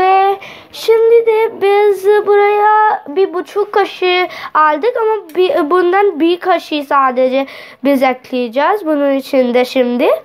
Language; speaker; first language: Turkish; non-native, learner; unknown